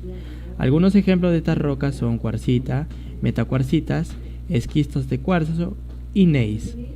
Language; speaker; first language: Spanish; native; Spanish